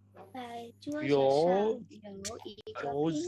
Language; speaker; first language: Chinese; non-native, learner; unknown